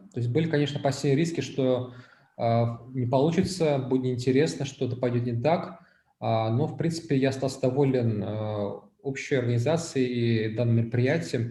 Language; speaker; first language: Russian; native; Russian